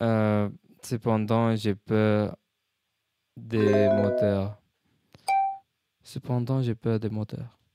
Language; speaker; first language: French; non-native, learner; English